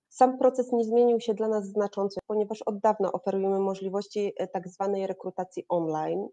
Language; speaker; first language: Polish; native; Polish